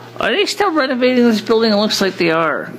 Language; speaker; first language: English; native; English